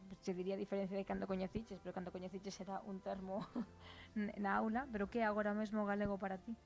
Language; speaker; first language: Galician; non-native, local second language; Spanish